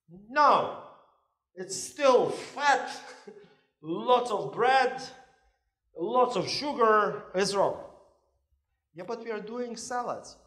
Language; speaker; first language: English; non-native, fluent; Ukrainian